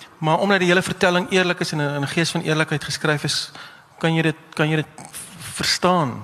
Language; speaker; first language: Afrikaans; native; Afrikaans